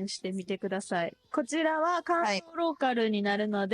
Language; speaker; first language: Japanese; native; Japanese